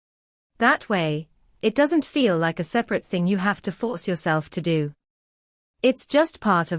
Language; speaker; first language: English; native; English